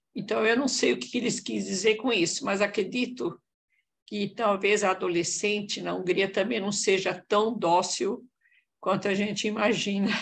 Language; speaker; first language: Portuguese; early bilingual, other home language; Hungarian